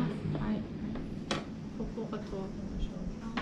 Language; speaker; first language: Japanese; non-native, fluent; Korean